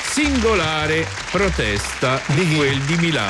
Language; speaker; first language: Italian; native; Italian